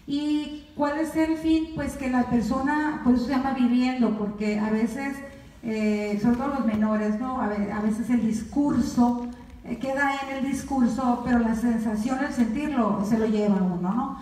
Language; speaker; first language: Spanish; native; Spanish